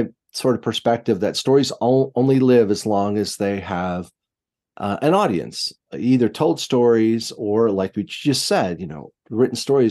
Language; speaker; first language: English; native; English